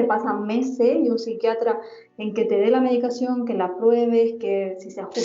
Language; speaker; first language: Spanish; native; Spanish